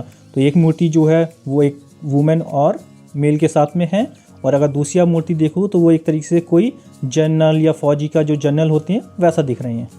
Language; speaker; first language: Hindi; native; Hindi